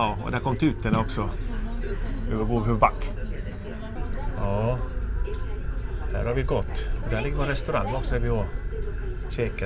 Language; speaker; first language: Swedish; native; Swedish